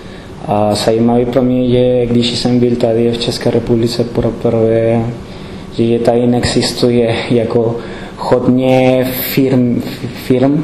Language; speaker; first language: Czech; non-native, learner; Spanish